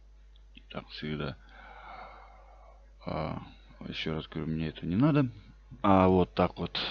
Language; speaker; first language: Russian; native; Russian